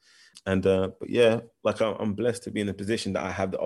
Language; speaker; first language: English; native; English